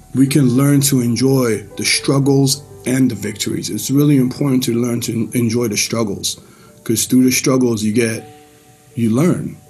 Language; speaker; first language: English; early bilingual, other home language; Persian